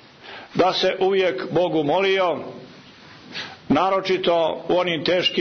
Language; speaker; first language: Croatian; native; Croatian